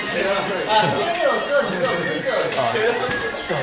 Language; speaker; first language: Korean; native; Korean